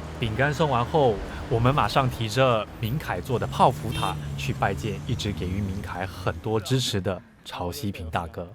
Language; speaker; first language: Chinese; native; Chinese